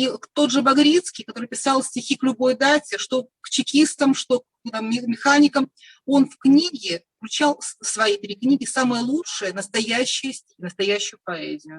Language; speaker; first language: Russian; native; Russian